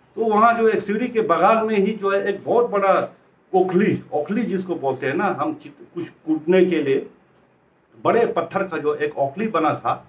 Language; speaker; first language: Hindi; native; Hindi